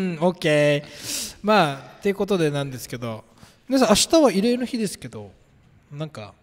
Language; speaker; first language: Japanese; native; Japanese